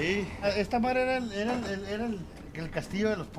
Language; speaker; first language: Spanish; native; Spanish